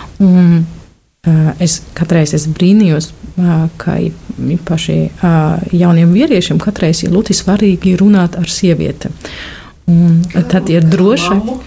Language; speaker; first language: Latvian; non-native, fluent; German